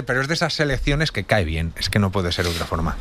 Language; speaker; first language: Spanish; native; Spanish